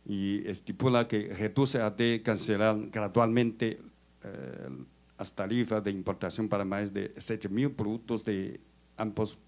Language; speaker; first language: Spanish; non-native, fluent; Chinese